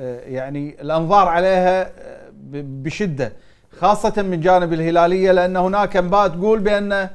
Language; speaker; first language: Arabic; native; Arabic